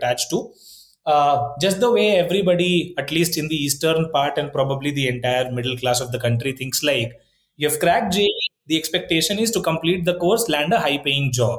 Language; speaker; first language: English; non-native, local second language; Hindi